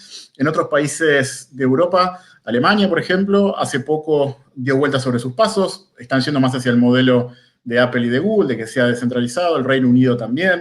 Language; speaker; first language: Spanish; native; Spanish